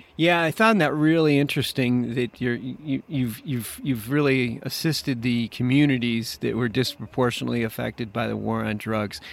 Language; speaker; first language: English; native; English